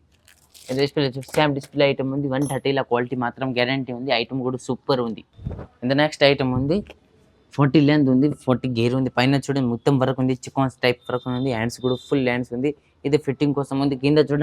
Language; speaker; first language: Telugu; non-native, local second language; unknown